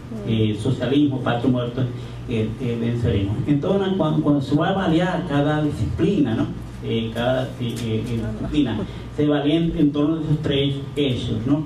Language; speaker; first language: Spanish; native; Spanish